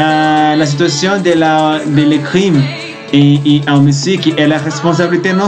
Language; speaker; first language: French; non-native, learner; Spanish